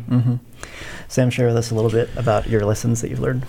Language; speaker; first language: English; non-native, local second language; Filipino